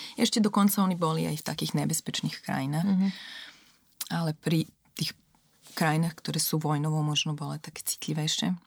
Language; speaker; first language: Slovak; non-native, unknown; Serbian